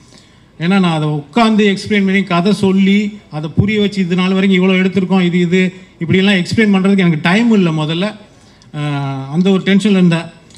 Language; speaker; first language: Tamil; native; Tamil